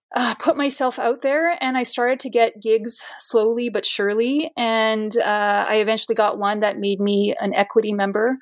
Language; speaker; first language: English; non-native, fluent; Portuguese